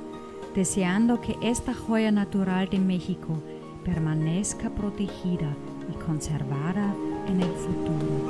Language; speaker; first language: Spanish; non-native, fluent; German